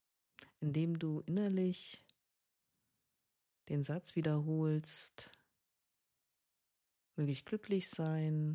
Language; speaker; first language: German; native; German